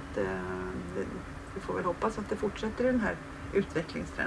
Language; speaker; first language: Swedish; native; Swedish